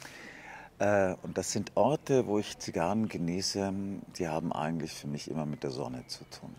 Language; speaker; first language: German; native; German